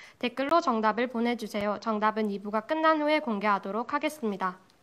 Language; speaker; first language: Korean; native; Korean